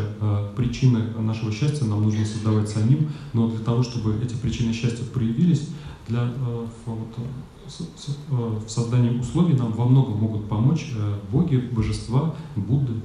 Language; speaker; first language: Russian; native; Russian